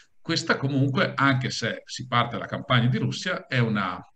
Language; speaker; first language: Italian; native; Italian